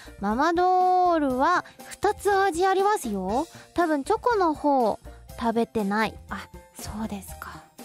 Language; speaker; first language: Japanese; non-native, fluent; Chinese